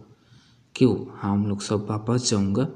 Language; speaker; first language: Hindi; non-native, learner; Bangla